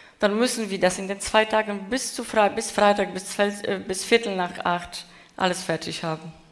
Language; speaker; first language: German; non-native, fluent; Polish